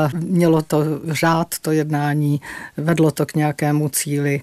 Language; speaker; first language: Czech; native; Czech